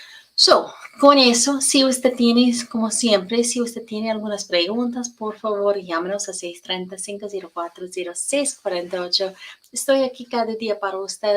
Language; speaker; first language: Spanish; non-native, learner; English